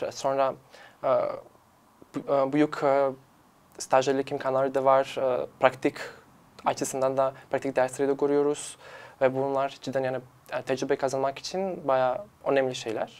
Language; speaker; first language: Turkish; non-native, fluent; Serbian